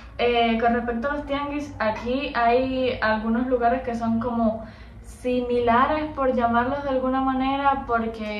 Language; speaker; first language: Spanish; native; Spanish